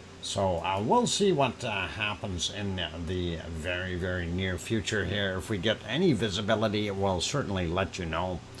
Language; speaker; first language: English; native; English